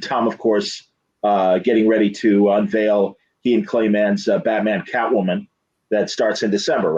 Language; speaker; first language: English; native; English